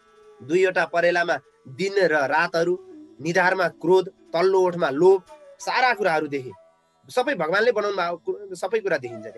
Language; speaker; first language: Nepali; native; Nepali